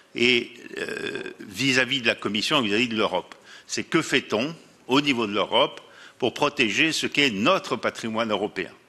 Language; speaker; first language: French; native; French